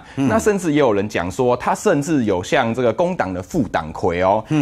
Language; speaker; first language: Chinese; native; Chinese